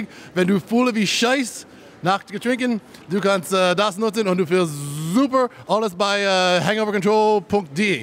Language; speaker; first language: German; non-native, learner; English